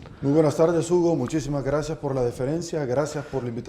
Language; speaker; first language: Spanish; native; Spanish